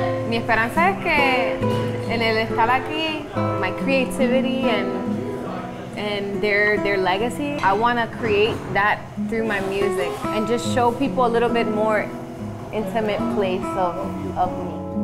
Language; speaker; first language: English; early bilingual, other home language; Spanish